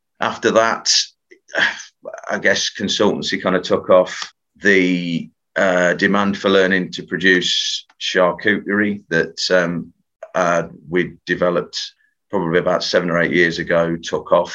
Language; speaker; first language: English; native; English